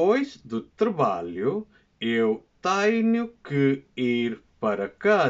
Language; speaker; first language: Portuguese; non-native, learner; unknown